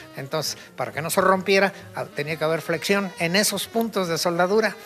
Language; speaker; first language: Spanish; native; Spanish